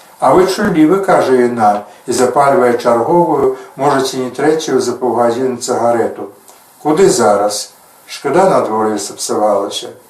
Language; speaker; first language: Belarusian; native; Belarusian